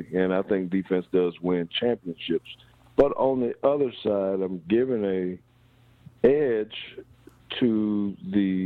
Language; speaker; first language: English; native; English